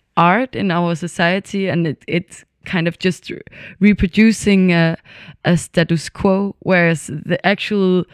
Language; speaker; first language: English; non-native, fluent; Danish